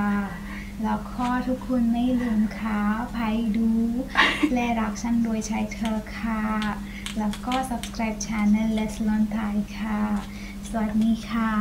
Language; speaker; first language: Thai; non-native, learner; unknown